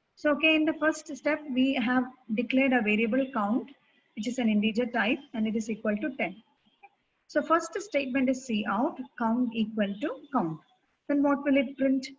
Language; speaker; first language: English; non-native, local second language; Malayalam